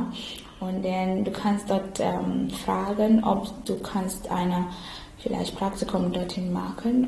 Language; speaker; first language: German; non-native, learner; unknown